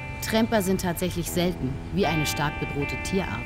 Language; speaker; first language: German; native; German